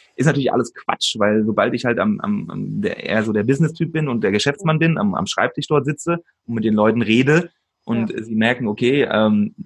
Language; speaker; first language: German; native; German